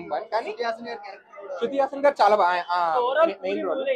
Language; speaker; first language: Telugu; native; Telugu